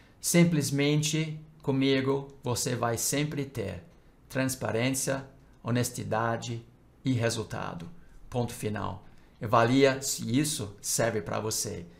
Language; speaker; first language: Portuguese; non-native, fluent; English